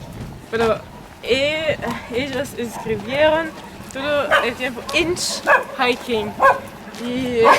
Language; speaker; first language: Spanish; non-native, learner; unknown